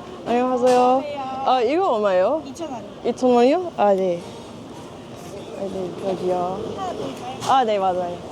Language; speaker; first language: Korean; non-native, learner; English